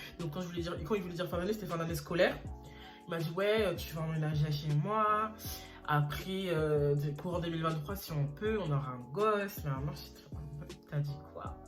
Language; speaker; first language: French; early bilingual, other home language; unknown